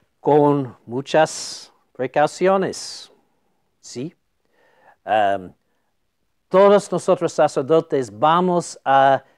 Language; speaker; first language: Spanish; non-native, fluent; English